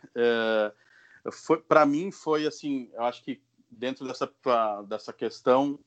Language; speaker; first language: Portuguese; native; Portuguese